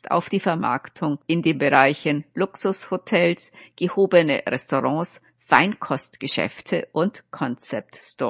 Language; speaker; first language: German; native; German